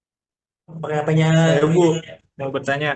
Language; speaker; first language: Indonesian; native; Indonesian